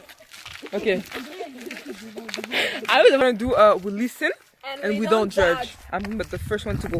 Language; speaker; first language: English; non-native, fluent; French